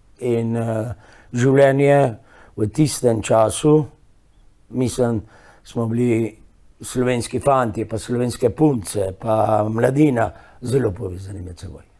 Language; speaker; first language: Slovenian; early bilingual, heritage; Slovenian